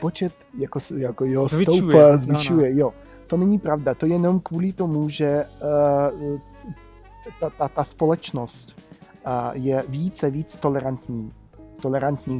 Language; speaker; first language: Czech; non-native, fluent; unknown